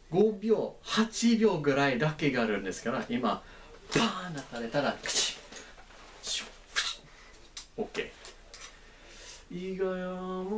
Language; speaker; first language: Japanese; non-native, learner; English